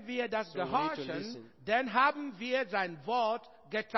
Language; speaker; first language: German; non-native, learner; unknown